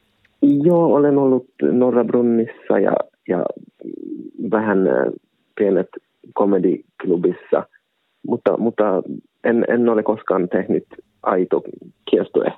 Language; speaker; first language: Finnish; non-native, local second language; Swedish